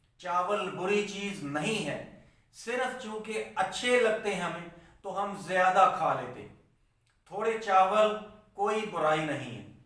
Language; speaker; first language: Urdu; non-native, local second language; Punjabi